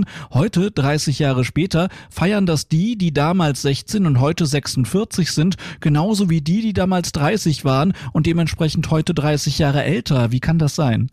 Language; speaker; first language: German; native; German